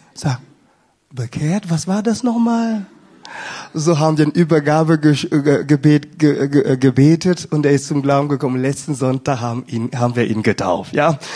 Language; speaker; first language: German; non-native, fluent; French